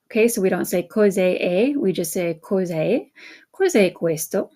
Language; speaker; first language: Italian; non-native, fluent; English